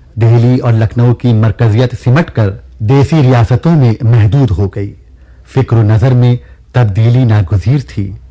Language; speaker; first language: Urdu; native; Urdu